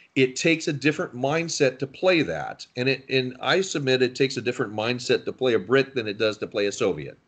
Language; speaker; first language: English; native; English